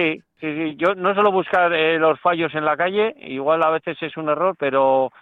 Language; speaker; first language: Spanish; native; Spanish